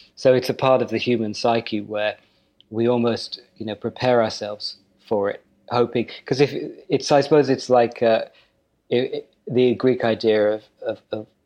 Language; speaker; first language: English; native; English